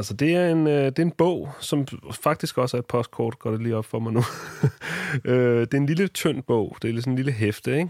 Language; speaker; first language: Danish; native; Danish